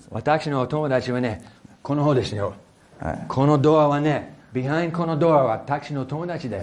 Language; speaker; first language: Japanese; early bilingual, other home language; English